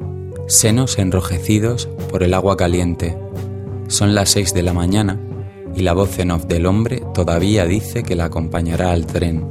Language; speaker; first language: Spanish; native; Spanish